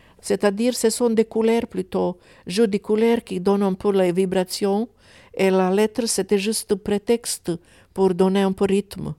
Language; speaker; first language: French; non-native, fluent; Croatian